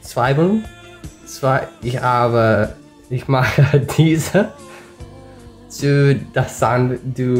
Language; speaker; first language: German; non-native, learner; English